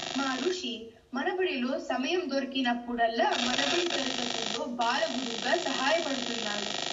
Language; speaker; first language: Telugu; early bilingual, heritage; Telugu